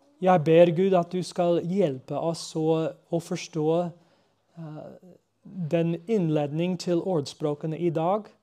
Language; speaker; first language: Norwegian; non-native, fluent; English